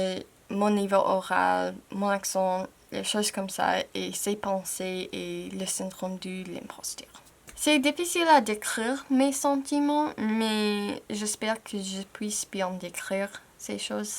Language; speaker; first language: French; non-native, fluent; English